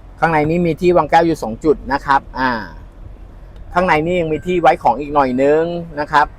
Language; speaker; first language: Thai; native; Thai